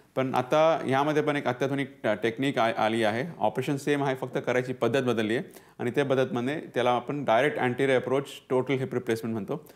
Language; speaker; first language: Marathi; non-native, local second language; Punjabi